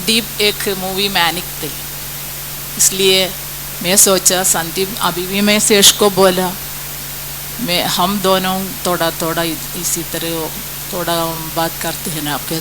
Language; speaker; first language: Hindi; non-native, local second language; Malayalam